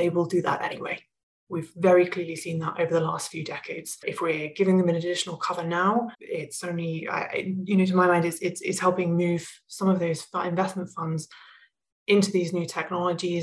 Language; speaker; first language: English; native; English